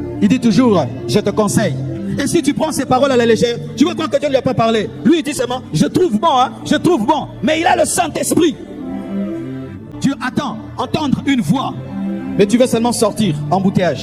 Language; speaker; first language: French; non-native, local second language; Lingala